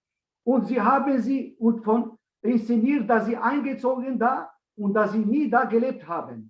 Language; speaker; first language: German; non-native, learner; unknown